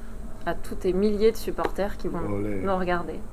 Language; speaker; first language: French; native; French